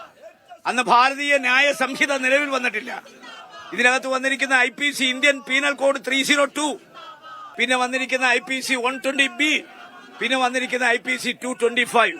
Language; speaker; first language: Malayalam; native; Malayalam